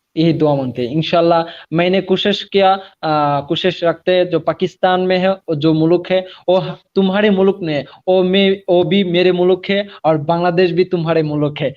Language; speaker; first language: Hindi; non-native, learner; Bangla